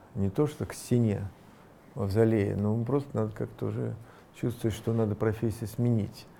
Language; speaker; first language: Russian; native; Russian